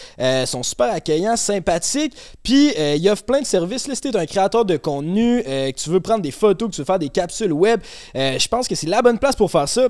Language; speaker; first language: French; native; French